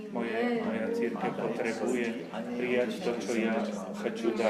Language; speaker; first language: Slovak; non-native, learner; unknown